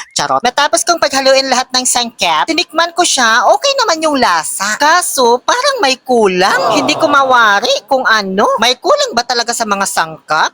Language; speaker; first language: Filipino; non-native, local second language; Pangasinan